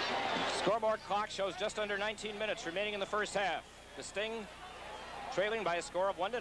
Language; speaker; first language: English; native; English